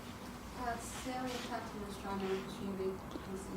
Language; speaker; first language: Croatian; non-native, learner; English